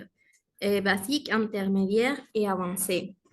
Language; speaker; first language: French; non-native, learner; Spanish